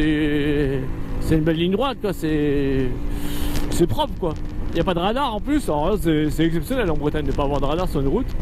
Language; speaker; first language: French; native; French